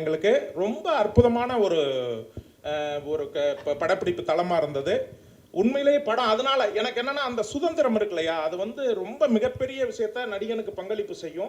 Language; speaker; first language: Tamil; native; Tamil